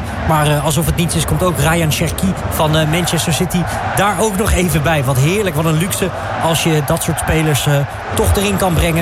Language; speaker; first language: Dutch; native; Dutch